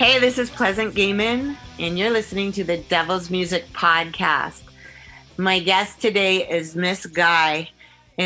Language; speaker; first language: English; native; English